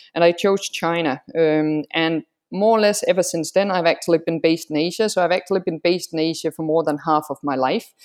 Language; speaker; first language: English; non-native, fluent; Danish